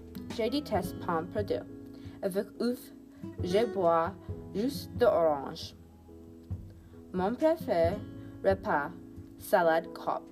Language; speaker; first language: French; non-native, learner; English